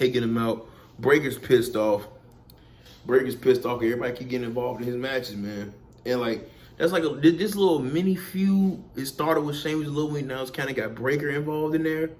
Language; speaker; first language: English; native; English